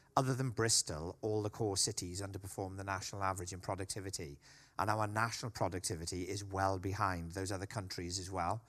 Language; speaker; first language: English; native; English